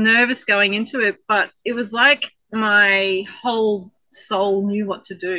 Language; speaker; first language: English; native; English